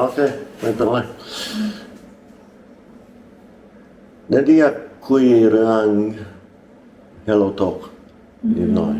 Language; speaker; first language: Thai; non-native, learner; English